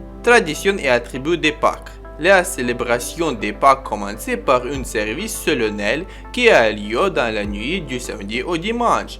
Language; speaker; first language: French; non-native, learner; Ukrainian